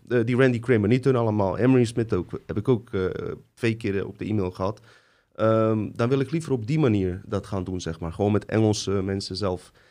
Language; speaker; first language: Dutch; early bilingual, other home language; Bosnian